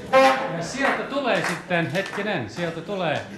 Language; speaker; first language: Finnish; native; Finnish